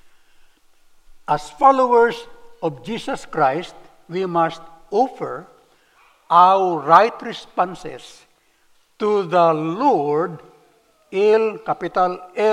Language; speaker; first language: English; non-native, local second language; Cebuano